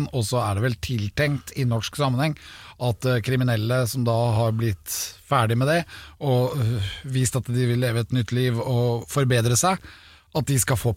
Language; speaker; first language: Norwegian; native; Norwegian